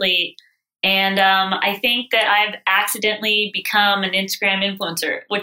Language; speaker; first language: English; native; English